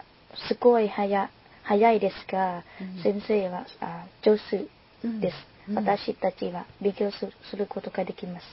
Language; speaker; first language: Japanese; non-native, learner; Lao